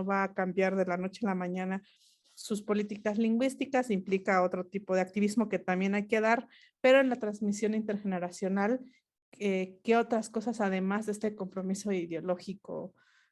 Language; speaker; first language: Spanish; non-native, local second language; Mixtepec Mixtec